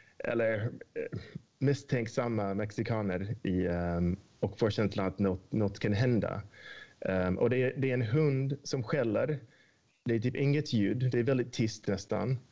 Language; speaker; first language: Swedish; non-native, fluent; English